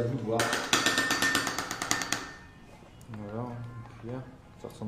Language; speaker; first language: French; native; French